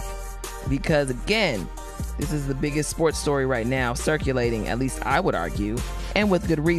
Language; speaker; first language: English; native; English